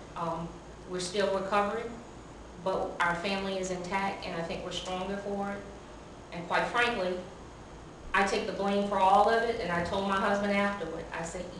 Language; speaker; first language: English; native; English